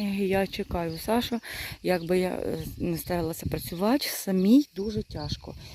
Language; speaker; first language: Ukrainian; non-native, local second language; Russian